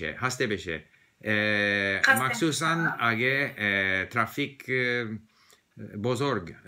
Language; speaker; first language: Persian; non-native, learner; English